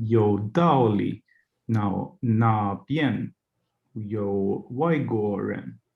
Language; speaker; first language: Chinese; non-native, learner; English